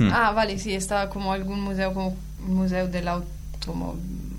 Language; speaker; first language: Spanish; non-native, learner; Italian